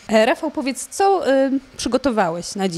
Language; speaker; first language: Polish; native; Polish